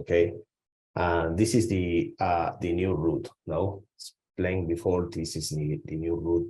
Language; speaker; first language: English; non-native, learner; Spanish